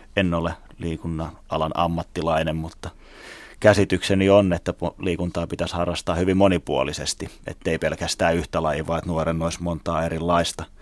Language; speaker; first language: Finnish; native; Finnish